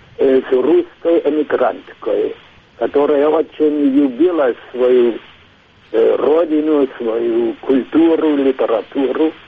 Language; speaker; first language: Russian; non-native, fluent; German